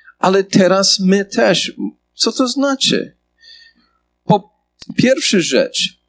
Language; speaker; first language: Polish; non-native, fluent; English